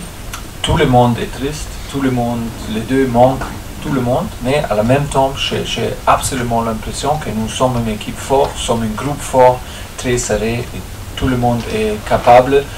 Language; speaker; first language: French; non-native, fluent; German